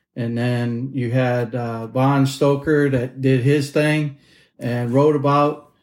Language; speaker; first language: English; native; English